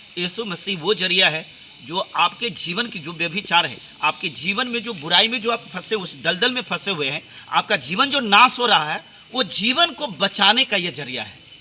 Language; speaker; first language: Hindi; native; Hindi